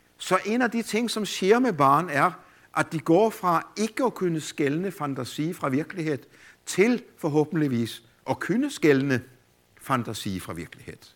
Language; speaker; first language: Danish; native; Danish